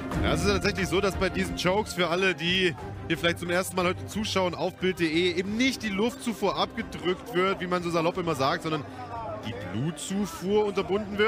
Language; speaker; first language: German; native; German